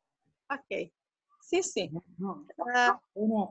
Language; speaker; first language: Portuguese; non-native, local second language; Kabuverdianu